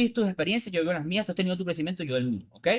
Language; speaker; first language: Spanish; native; Spanish